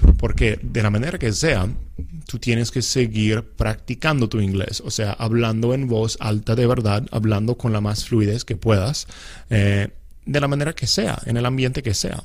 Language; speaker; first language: Spanish; non-native, fluent; English